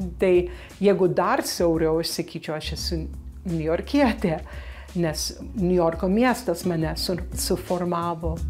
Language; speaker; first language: Lithuanian; early bilingual, heritage; Lithuanian